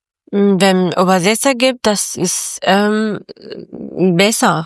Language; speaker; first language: German; non-native, learner; Persian